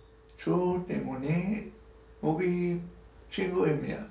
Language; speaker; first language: Korean; non-native, learner; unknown